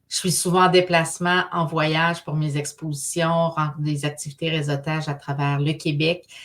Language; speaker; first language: French; native; French